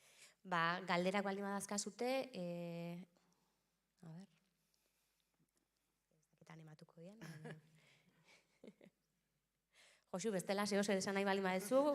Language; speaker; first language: Basque; native; Basque